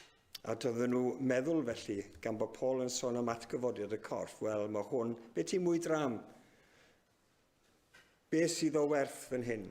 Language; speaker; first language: Welsh; native; Welsh